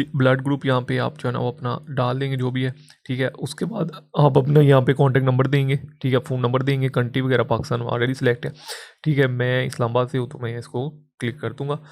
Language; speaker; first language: Urdu; non-native, local second language; Punjabi